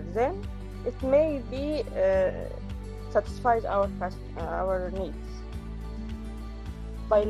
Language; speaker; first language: English; non-native, learner; Arabic